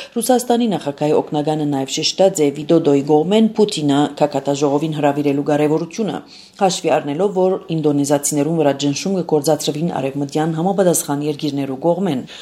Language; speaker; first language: Armenian; early bilingual, heritage; Armenian